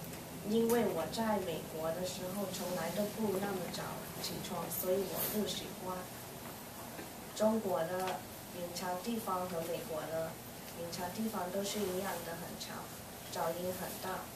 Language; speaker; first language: Chinese; early bilingual, heritage; Chinese